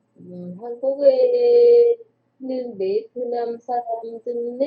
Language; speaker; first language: Korean; non-native, learner; Vietnamese